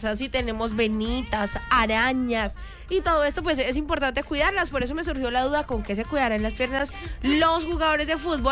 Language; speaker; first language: Spanish; native; Spanish